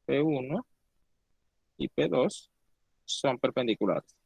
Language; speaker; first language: Spanish; native; Spanish